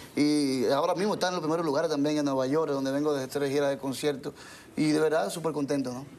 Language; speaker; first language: Spanish; native; Spanish